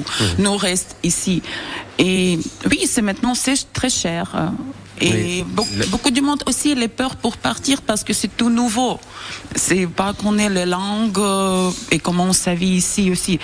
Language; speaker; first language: French; non-native, learner; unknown